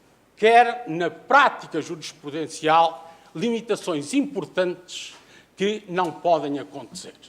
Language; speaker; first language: Portuguese; native; Portuguese